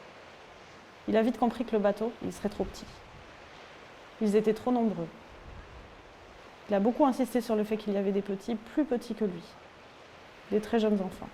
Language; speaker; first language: French; native; French